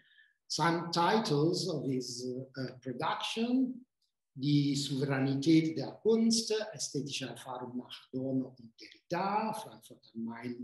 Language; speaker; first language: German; non-native, fluent; Italian